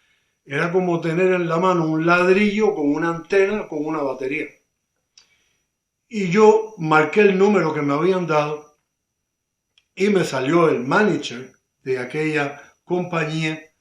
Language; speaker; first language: Spanish; native; Spanish